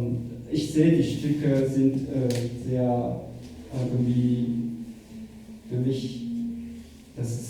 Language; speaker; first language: German; non-native, fluent; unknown